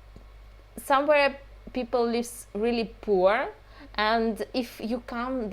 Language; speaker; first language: English; non-native, fluent; Russian